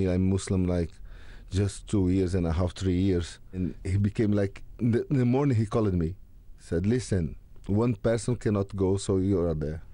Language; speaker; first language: English; non-native, learner; Portuguese